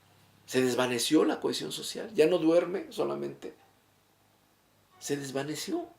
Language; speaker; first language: Spanish; native; Spanish